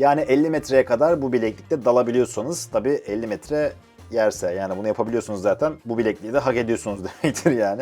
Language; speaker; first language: Turkish; native; Turkish